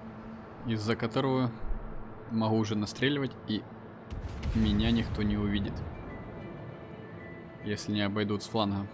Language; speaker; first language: Russian; native; Russian